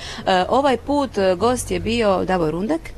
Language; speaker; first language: Croatian; native; Croatian